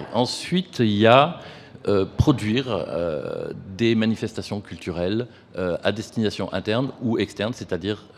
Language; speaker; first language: French; native; French